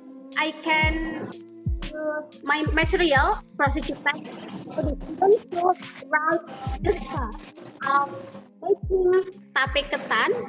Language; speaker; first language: English; non-native, learner; Indonesian